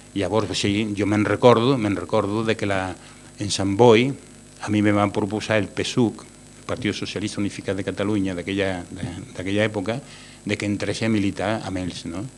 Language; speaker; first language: Catalan; non-native, local second language; Spanish